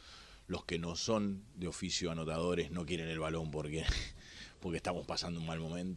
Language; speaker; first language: Spanish; native; Spanish